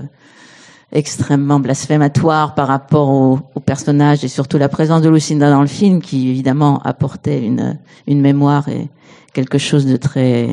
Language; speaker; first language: French; native; French